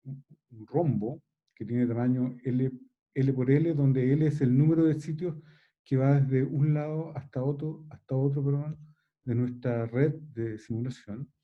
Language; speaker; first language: Spanish; native; Spanish